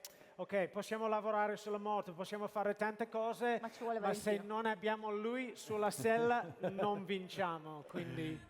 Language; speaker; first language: Italian; non-native, fluent; English